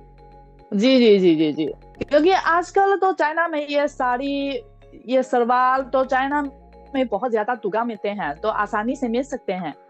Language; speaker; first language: Hindi; non-native, fluent; Chinese